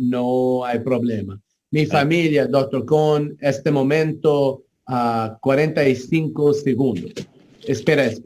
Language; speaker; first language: Spanish; non-native, learner; English